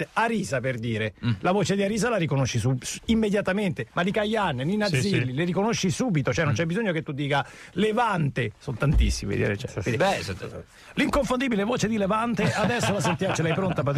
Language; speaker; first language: Italian; native; Italian